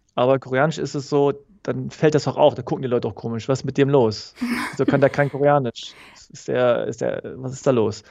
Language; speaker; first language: German; early bilingual, other home language; Korean